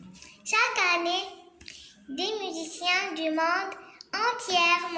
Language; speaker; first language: French; non-native, learner; Arabic